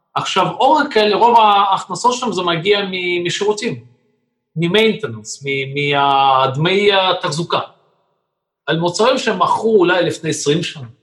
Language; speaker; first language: Hebrew; non-native, fluent; Russian